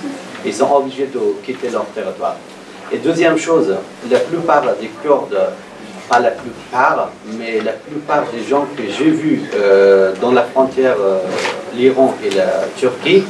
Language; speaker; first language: French; non-native, fluent; Persian